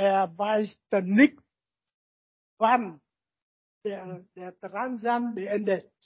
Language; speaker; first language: German; non-native, learner; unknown